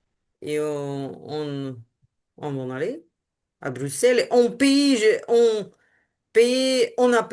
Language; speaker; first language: French; non-native, learner; Ukrainian